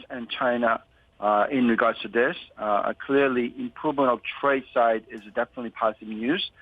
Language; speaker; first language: English; non-native, fluent; Korean